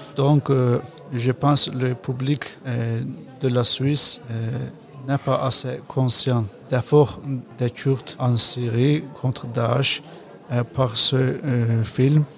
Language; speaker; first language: French; non-native, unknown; Turkish